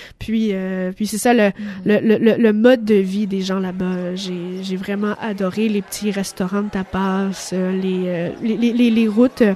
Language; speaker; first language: French; native; French